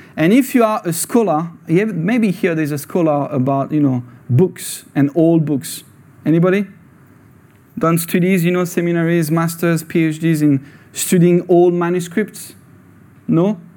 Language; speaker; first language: English; non-native, fluent; French